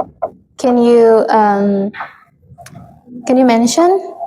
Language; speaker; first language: English; non-native, fluent; Indonesian